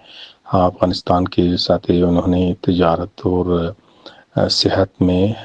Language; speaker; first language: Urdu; non-native, learner; Pashto